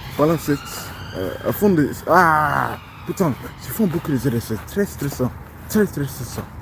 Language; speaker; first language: French; non-native, learner; English